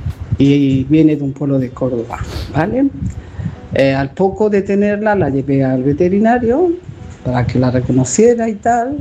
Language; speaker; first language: Spanish; native; Spanish